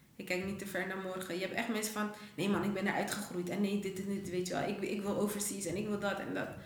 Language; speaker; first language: Dutch; early bilingual, other home language; Persian